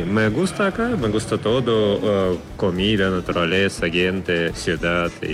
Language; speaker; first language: Spanish; non-native, learner; Russian